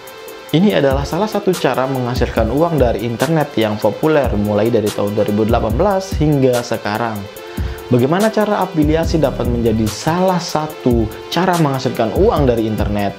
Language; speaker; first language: Indonesian; native; Indonesian